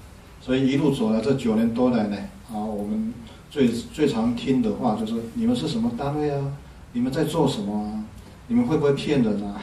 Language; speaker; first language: Chinese; native; Chinese